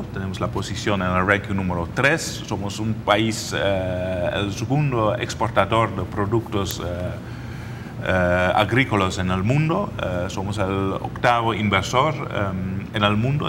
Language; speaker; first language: Spanish; non-native, fluent; Dutch